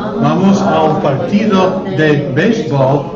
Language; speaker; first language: Spanish; non-native, learner; English